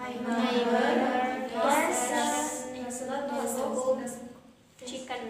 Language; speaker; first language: English; non-native, learner; Indonesian